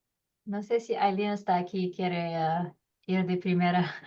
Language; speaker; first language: Spanish; non-native, learner; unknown